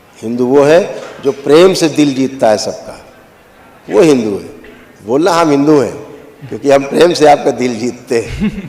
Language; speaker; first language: Hindi; native; Hindi